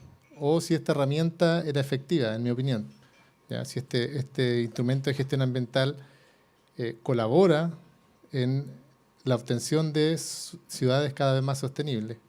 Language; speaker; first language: Spanish; native; Spanish